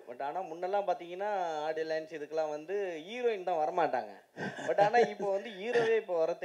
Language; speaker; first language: Tamil; native; Tamil